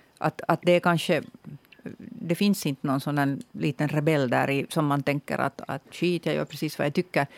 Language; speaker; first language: Swedish; native; Swedish